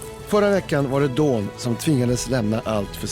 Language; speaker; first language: Swedish; native; Swedish